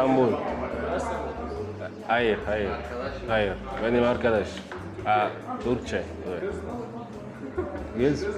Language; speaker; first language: Turkish; non-native, learner; Italian